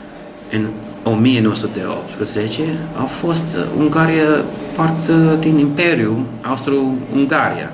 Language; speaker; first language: Romanian; non-native, learner; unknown